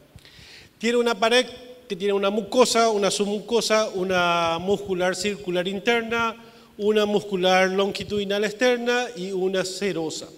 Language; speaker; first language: Spanish; native; Spanish